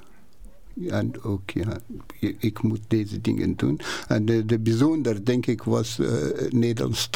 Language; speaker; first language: Dutch; non-native, learner; Persian